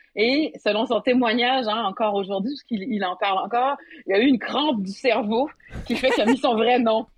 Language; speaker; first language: French; native; French